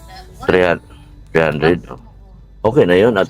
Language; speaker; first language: Filipino; native; Filipino